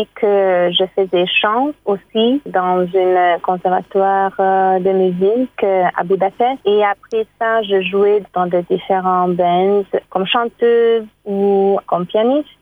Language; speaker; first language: French; non-native, fluent; Hungarian